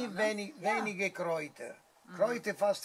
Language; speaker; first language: German; non-native, learner; Italian